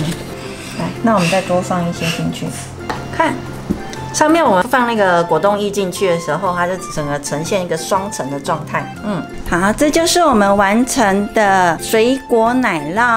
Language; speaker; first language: Chinese; native; Chinese